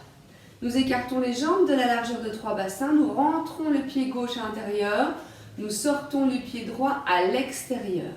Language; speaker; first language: French; native; French